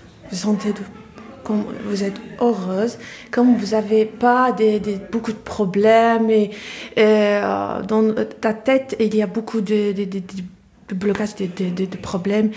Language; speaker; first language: French; non-native, learner; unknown